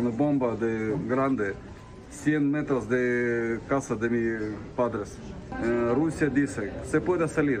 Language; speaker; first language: Spanish; non-native, learner; Ukrainian